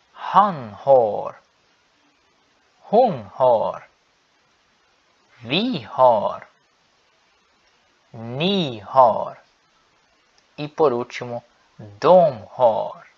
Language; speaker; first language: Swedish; non-native, learner; Portuguese